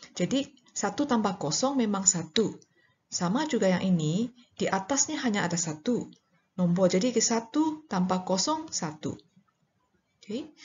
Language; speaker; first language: Malay; non-native, local second language; Chinese